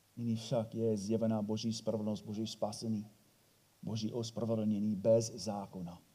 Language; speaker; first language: Czech; non-native, fluent; English